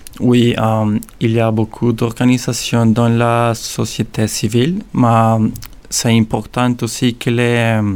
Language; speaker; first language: French; non-native, learner; Spanish